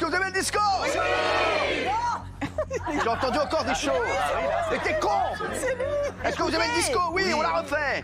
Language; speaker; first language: French; native; French